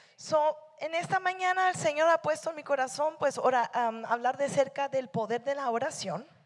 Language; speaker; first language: Spanish; early bilingual, heritage; Spanish